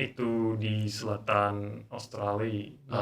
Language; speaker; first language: Indonesian; non-native, learner; English